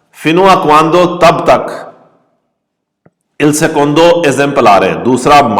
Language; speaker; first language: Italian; non-native, fluent; Urdu